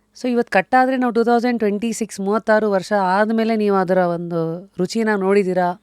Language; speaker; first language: Kannada; native; Kannada